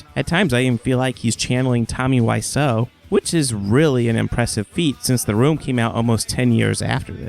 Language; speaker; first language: English; native; English